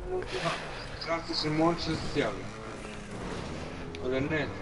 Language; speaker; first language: German; non-native, learner; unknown